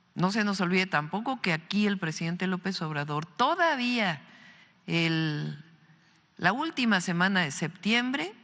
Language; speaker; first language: Spanish; native; Spanish